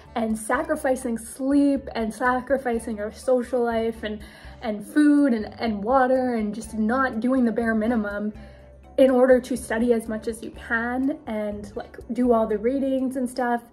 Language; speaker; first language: English; native; English